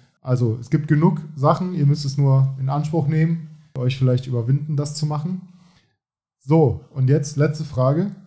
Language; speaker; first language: German; native; German